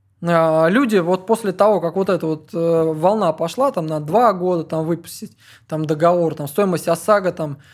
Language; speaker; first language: Russian; native; Russian